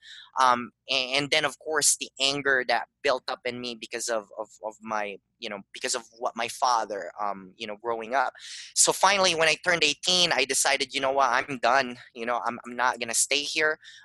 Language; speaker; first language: English; non-native, local second language; Filipino